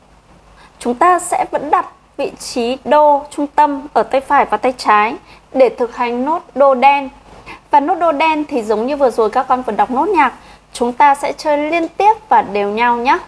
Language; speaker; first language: Vietnamese; native; Vietnamese